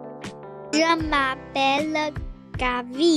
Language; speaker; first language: French; non-native, learner; Chinese